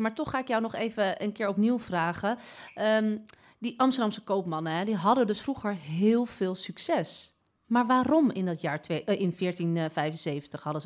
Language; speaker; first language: Dutch; native; Dutch